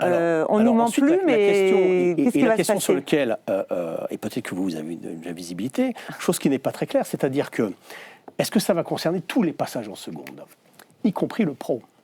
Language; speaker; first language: French; native; French